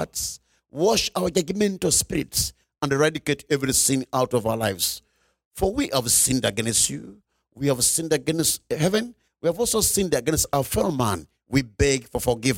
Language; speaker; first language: English; non-native, local second language; Ganda